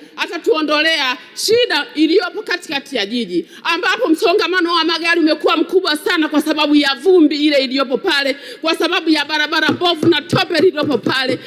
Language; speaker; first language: Swahili; native; Swahili